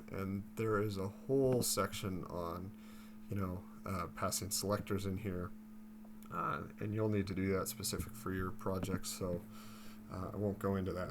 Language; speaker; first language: English; native; English